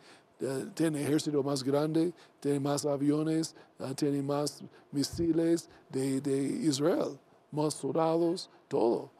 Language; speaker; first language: Spanish; non-native, learner; English